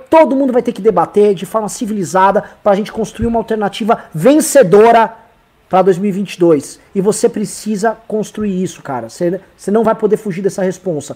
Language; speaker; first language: Portuguese; native; Portuguese